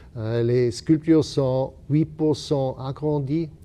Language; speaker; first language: French; non-native, fluent; German